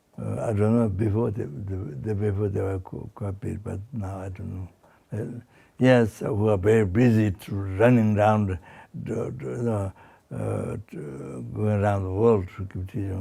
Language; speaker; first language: English; non-native, fluent; Sherpa